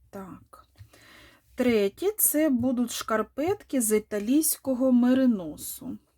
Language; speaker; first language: Ukrainian; non-native, local second language; Russian